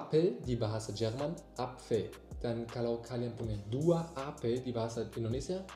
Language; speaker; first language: Indonesian; non-native, learner; German